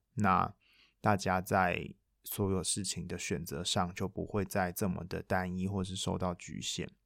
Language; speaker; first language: Chinese; non-native, local second language; Min Nan Chinese